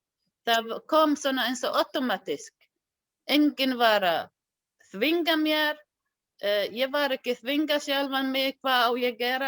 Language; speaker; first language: Icelandic; non-native, learner; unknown